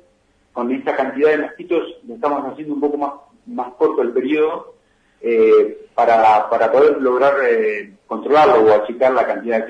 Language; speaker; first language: Spanish; native; Spanish